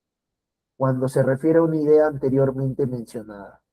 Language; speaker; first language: Spanish; native; Spanish